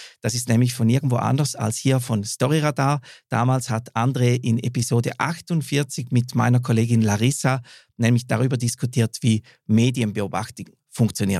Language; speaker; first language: German; native; German